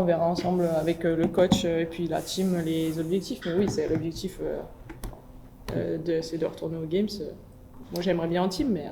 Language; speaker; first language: French; native; French